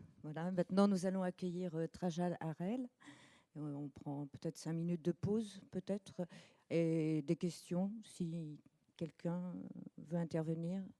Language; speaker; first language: French; native; French